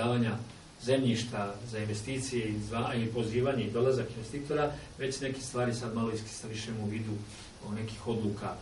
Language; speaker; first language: Serbian; native; Serbian